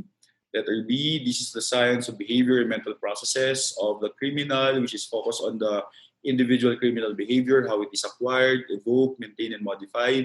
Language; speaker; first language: English; non-native, local second language; Filipino